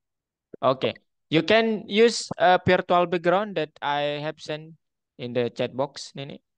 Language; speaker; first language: English; non-native, fluent; Indonesian